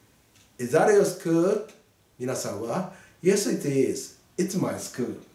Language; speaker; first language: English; non-native, fluent; Japanese